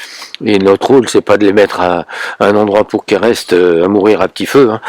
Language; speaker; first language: French; native; French